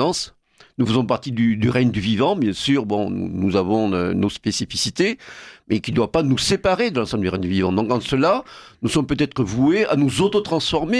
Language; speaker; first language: French; native; French